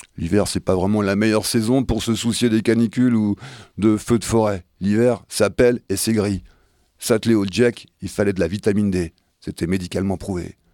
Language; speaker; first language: French; native; French